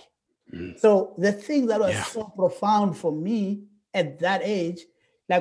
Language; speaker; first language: English; non-native, local second language; Xhosa